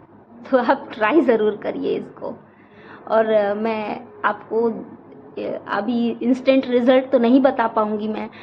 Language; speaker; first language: Hindi; native; Hindi